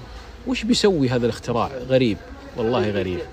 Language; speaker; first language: Arabic; native; Arabic